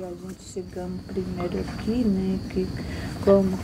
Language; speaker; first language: Portuguese; non-native, local second language; Guarani